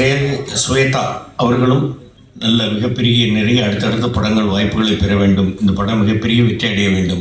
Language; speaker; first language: Tamil; native; Tamil